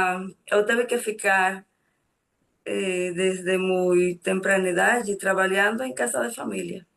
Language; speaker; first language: Portuguese; non-native, fluent; Spanish